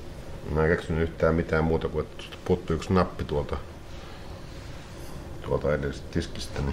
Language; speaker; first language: Finnish; native; Finnish